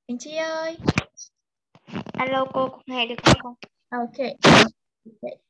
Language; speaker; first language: Vietnamese; native; Vietnamese